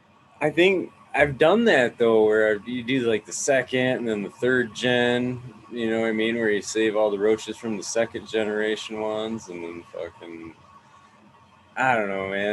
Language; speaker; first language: English; native; English